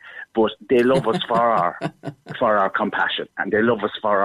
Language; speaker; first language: English; native; English